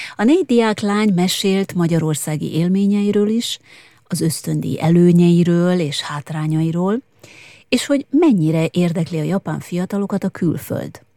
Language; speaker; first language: Hungarian; native; Hungarian